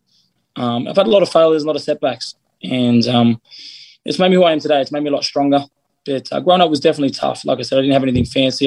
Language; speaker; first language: English; native; English